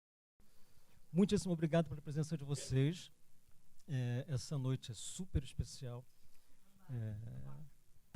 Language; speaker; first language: Portuguese; native; Portuguese